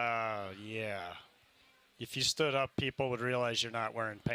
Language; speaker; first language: English; native; English